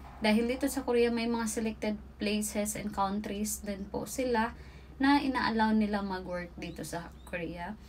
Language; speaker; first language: Filipino; native; Filipino